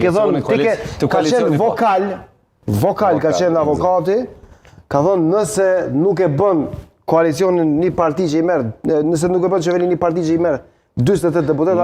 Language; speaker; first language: Albanian; native; Albanian